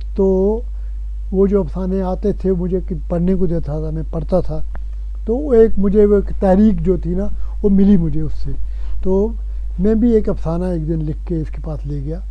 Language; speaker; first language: Urdu; non-native, local second language; Punjabi